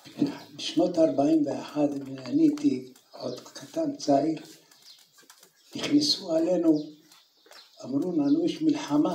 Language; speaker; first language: Hebrew; early bilingual, other home language; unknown